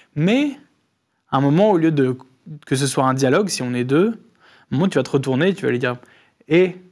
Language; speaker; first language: French; native; French